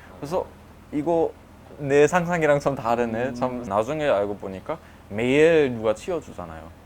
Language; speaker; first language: Korean; non-native, fluent; German